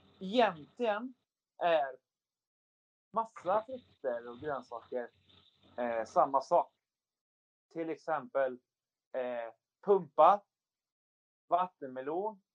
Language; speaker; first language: Swedish; native; Swedish